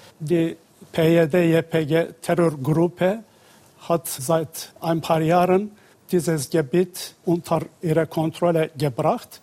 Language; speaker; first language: German; non-native, fluent; Turkish